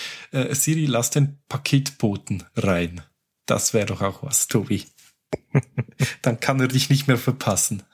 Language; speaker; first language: German; native; German